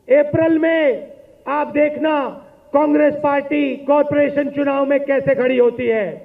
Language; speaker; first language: Hindi; native; Hindi